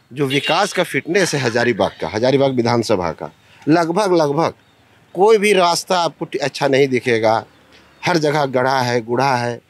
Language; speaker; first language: Hindi; native; Hindi